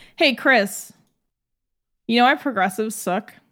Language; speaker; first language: English; native; English